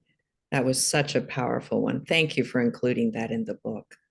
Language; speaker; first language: English; native; English